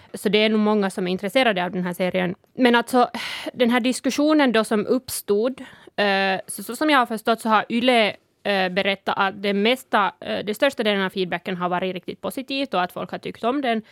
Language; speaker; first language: Swedish; non-native, fluent; Northern Sami